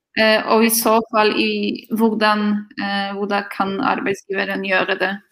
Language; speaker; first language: Norwegian; non-native, fluent; Polish